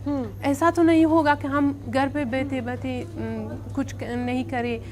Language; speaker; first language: Hindi; non-native, learner; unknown